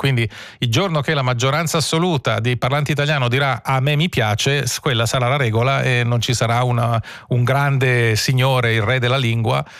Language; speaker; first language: Italian; native; Italian